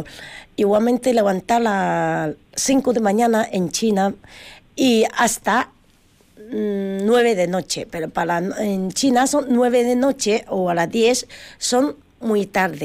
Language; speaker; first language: Spanish; non-native, learner; Chinese